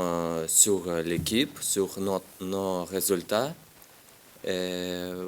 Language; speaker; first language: French; non-native, learner; Russian